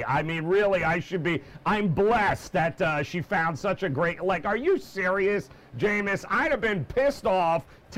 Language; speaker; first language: English; native; English